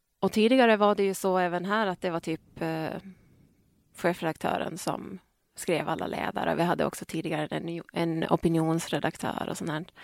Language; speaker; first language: Swedish; native; Swedish